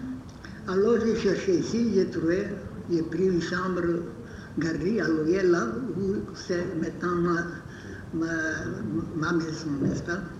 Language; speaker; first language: French; non-native, fluent; Bulgarian